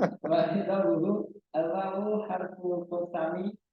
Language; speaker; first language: Arabic; non-native, learner; Indonesian